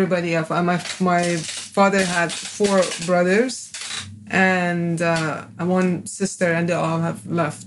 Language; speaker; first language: English; non-native, fluent; Persian